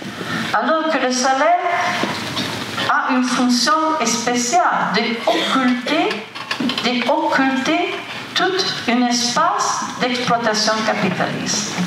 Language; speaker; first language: French; non-native, fluent; Italian